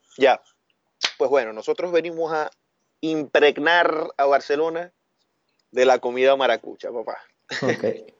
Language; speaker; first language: Spanish; native; Spanish